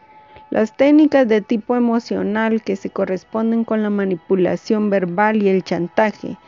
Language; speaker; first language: Spanish; native; Spanish